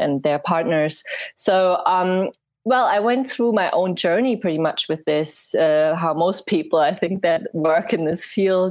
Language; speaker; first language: English; non-native, fluent; German